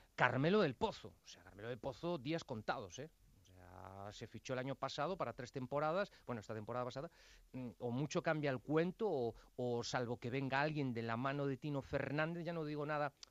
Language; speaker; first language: Spanish; native; Spanish